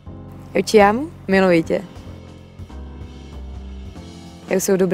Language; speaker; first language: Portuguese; non-native, fluent; Czech